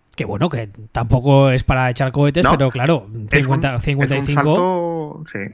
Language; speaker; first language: Spanish; native; Spanish